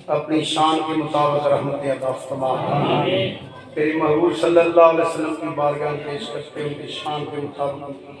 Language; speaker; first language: Urdu; non-native, local second language; Punjabi